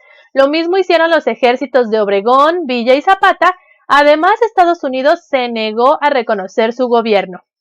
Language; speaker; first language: Spanish; native; Spanish